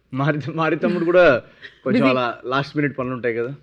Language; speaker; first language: Telugu; native; Telugu